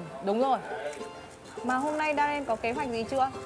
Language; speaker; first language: Vietnamese; native; Vietnamese